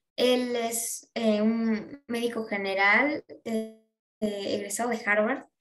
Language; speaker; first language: Spanish; native; Spanish